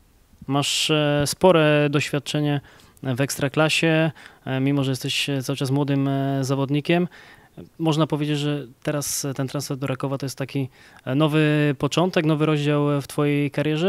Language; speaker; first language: Polish; native; Polish